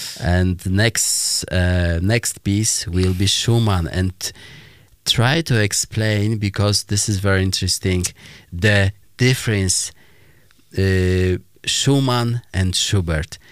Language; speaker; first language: English; non-native, learner; Polish